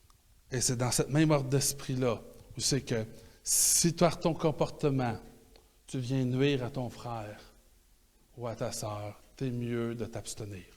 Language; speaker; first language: French; native; French